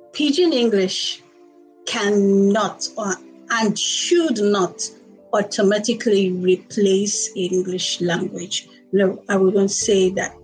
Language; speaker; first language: English; non-native, local second language; Igbo